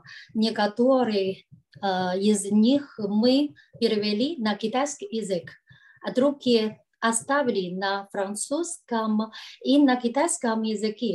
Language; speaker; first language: Russian; non-native, learner; Chinese